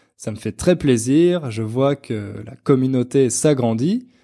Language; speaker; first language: French; native; French